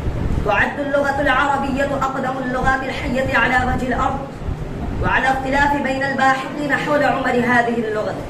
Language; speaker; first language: Arabic; non-native, learner; Urdu